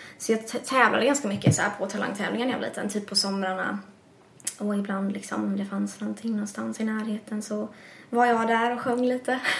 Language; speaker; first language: Swedish; early bilingual, other home language; English